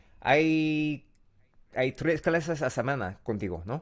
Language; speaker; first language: Spanish; non-native, learner; English